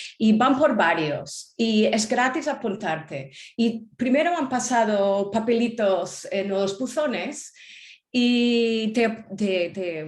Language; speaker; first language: Spanish; non-native, fluent; English